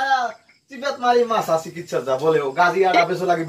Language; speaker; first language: Indonesian; non-native, learner; Bangla